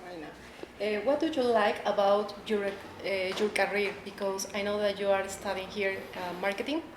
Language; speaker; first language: English; non-native, learner; Spanish